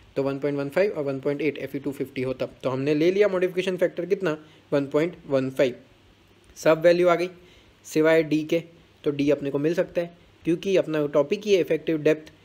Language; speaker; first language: Hindi; non-native, local second language; Gujarati